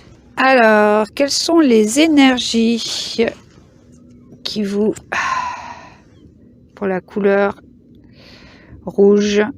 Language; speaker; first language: French; native; French